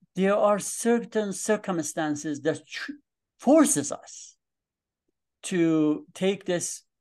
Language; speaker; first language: English; non-native, fluent; Persian